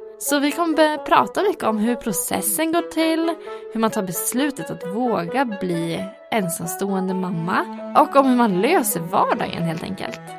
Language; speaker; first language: Swedish; native; Swedish